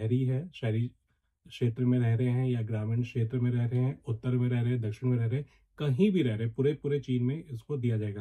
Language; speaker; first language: Hindi; native; Hindi